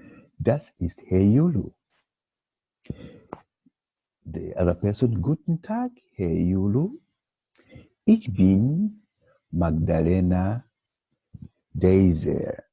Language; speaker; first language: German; non-native, learner; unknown